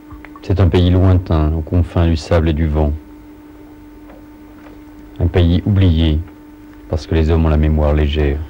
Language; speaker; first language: French; native; French